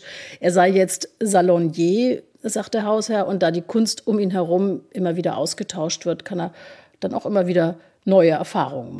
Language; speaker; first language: German; native; German